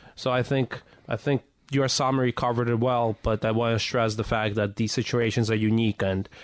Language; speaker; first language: English; early bilingual, other home language; Russian